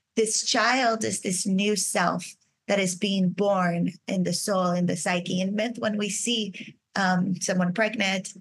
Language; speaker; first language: English; non-native, fluent; Portuguese